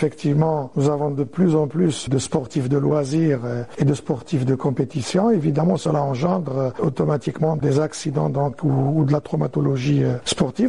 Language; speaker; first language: French; non-native, local second language; Arabic